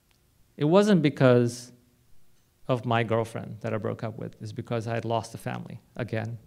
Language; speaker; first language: English; non-native, local second language; Hindi